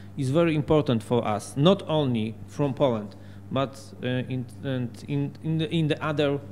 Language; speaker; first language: English; non-native, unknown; Polish